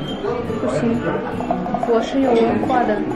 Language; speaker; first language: Chinese; non-native, learner; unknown